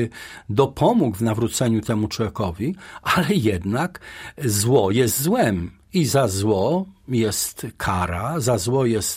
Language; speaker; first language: Polish; native; Polish